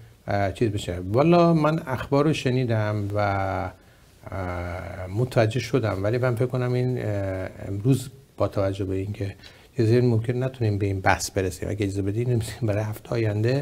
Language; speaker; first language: Persian; native; Persian